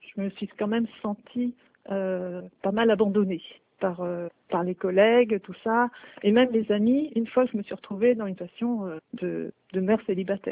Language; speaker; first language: French; native; French